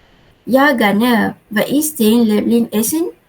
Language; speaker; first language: German; non-native, learner; Malay